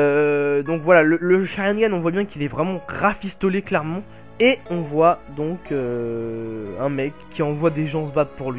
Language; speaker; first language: French; native; French